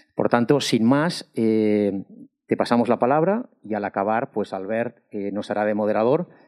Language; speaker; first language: Spanish; non-native, local second language; Catalan